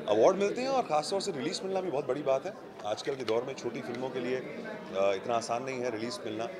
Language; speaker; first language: Hindi; native; Hindi